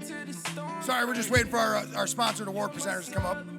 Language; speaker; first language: English; native; English